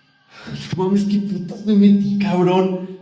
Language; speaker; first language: Spanish; native; Spanish